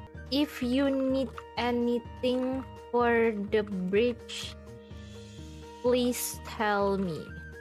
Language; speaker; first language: English; non-native, fluent; Indonesian